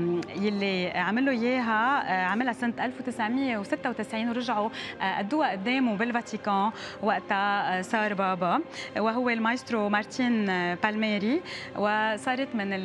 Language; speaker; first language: Arabic; native; Arabic